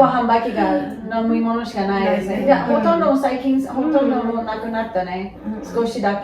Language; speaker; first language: Japanese; non-native, fluent; Portuguese